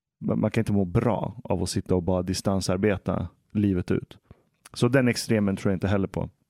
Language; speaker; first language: Swedish; native; Swedish